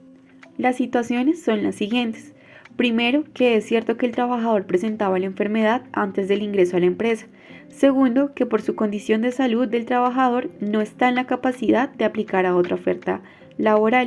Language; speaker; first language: Spanish; native; Spanish